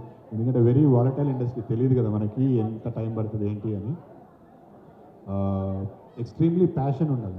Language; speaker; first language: Telugu; native; Telugu